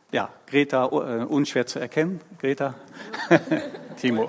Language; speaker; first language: German; native; German